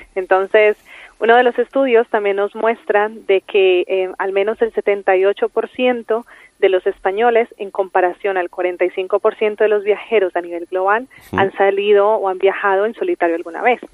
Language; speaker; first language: Spanish; native; Spanish